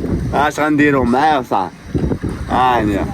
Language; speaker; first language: Arabic; native; Arabic